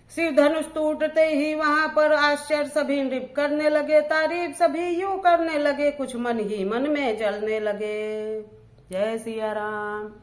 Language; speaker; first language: Hindi; native; Hindi